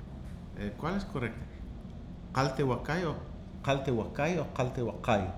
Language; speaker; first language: Spanish; non-native, learner; English